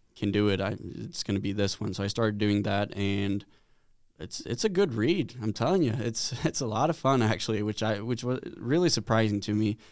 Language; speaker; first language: English; non-native, fluent; Swedish